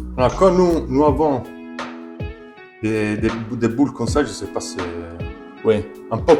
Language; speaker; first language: French; non-native, fluent; Italian